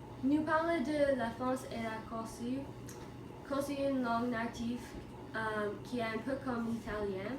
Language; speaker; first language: French; non-native, learner; English